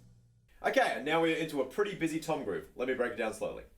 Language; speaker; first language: English; native; English